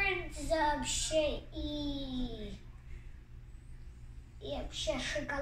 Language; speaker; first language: Russian; early bilingual, heritage; Russian